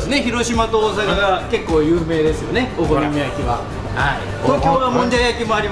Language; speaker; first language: Japanese; native; Japanese